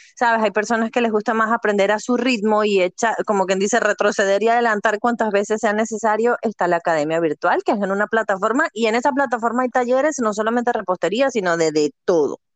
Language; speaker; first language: Spanish; native; Spanish